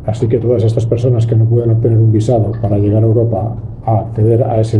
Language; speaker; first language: Spanish; native; Spanish